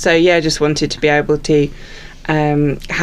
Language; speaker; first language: English; native; English